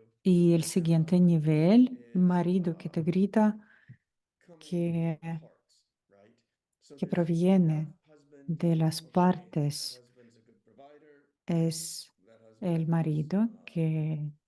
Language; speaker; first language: Spanish; non-native, fluent; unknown